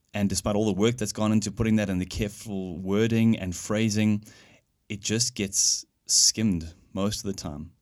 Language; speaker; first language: English; native; English